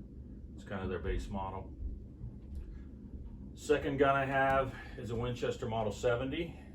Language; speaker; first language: English; native; English